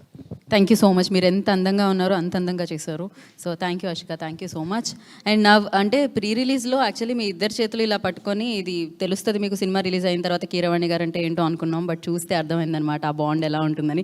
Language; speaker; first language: Telugu; native; Telugu